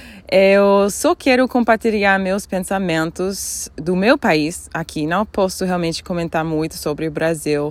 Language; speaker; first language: Portuguese; non-native, fluent; English